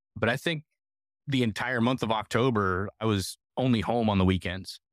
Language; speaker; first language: English; native; English